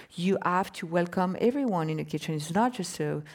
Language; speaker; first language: English; non-native, fluent; French